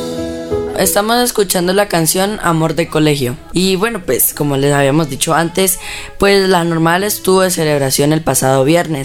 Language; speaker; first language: Spanish; native; Spanish